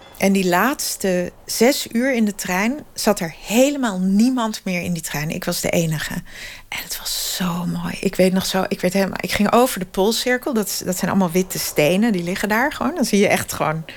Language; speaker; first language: Dutch; non-native, fluent; Swedish